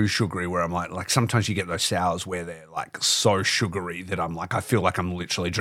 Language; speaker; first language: English; native; English